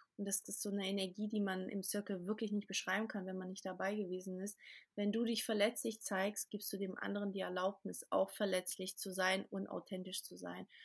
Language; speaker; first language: German; early bilingual, other home language; Portuguese